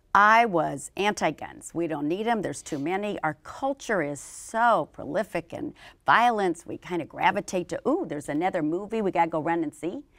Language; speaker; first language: English; native; English